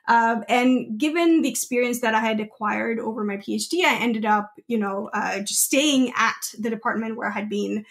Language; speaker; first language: English; non-native, local second language; Gujarati